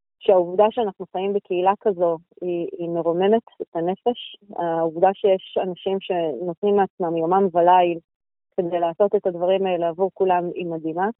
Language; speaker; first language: Hebrew; native; Hebrew